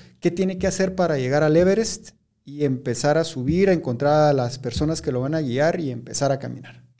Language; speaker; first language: Spanish; native; Spanish